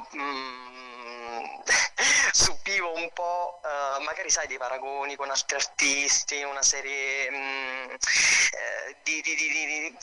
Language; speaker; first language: Italian; native; Italian